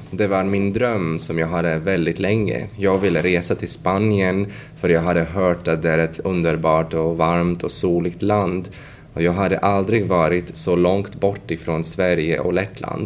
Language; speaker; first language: Swedish; non-native, fluent; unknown